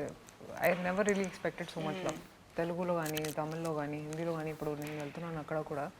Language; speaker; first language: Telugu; non-native, learner; Hindi